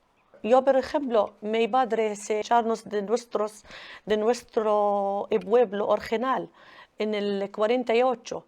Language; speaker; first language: Spanish; non-native, learner; Arabic